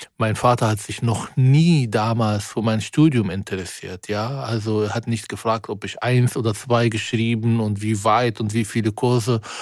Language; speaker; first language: German; non-native, fluent; Arabic